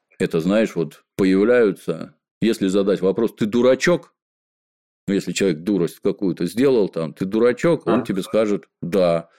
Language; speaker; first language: Russian; native; Russian